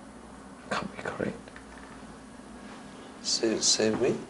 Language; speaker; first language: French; non-native, learner; English